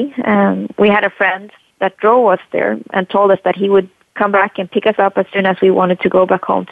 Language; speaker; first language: English; non-native, fluent; Norwegian